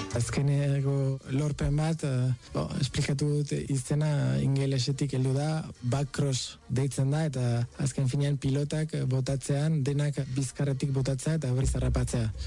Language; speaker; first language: Basque; non-native, fluent; Spanish